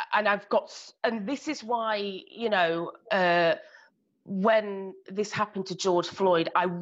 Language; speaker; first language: English; native; English